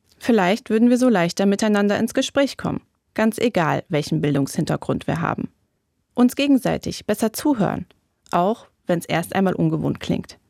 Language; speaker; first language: German; native; German